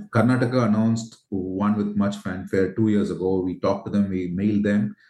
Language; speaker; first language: English; non-native, local second language; Tamil